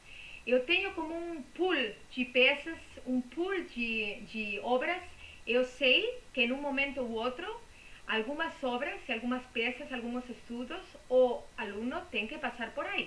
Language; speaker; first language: Portuguese; non-native, fluent; Spanish